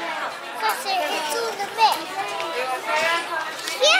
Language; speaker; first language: Icelandic; non-native, learner; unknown